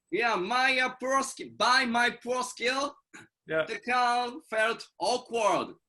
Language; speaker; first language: English; non-native, learner; Japanese